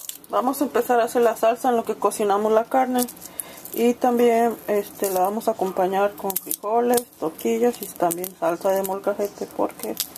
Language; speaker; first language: Spanish; native; Spanish